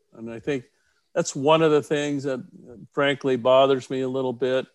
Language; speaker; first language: English; native; English